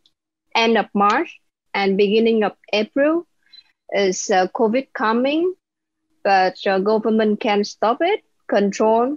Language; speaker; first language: English; non-native, learner; Vietnamese